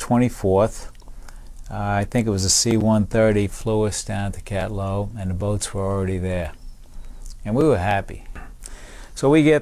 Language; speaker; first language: English; native; English